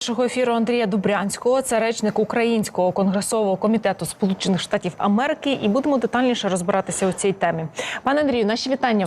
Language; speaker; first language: Ukrainian; native; Ukrainian